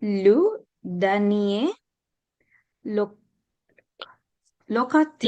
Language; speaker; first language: French; non-native, learner; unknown